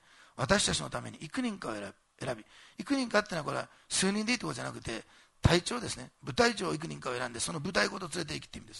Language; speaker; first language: Japanese; native; Japanese